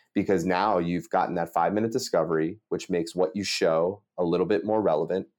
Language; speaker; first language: English; native; English